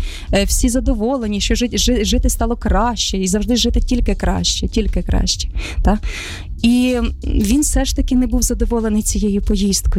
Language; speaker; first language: Ukrainian; native; Ukrainian